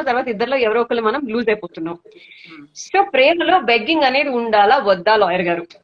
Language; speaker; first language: Telugu; native; Telugu